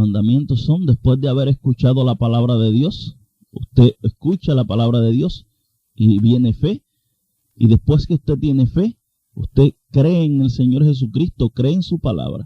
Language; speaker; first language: Spanish; native; Spanish